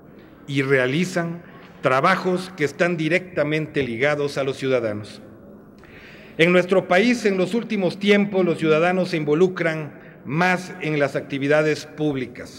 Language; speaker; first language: Spanish; native; Spanish